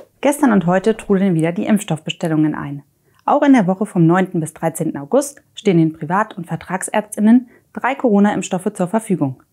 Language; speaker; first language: German; native; German